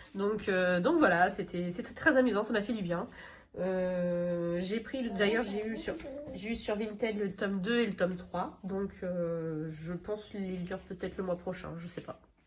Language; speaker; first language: French; native; French